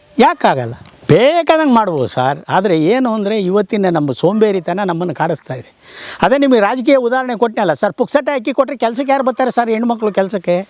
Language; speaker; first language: Kannada; native; Kannada